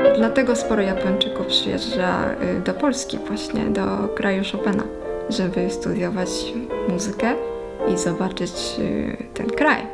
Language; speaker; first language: Polish; non-native, fluent; Japanese